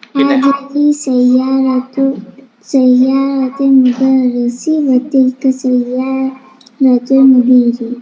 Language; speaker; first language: Arabic; non-native, learner; Malayalam